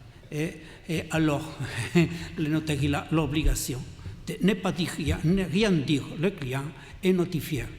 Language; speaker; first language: French; non-native, learner; Catalan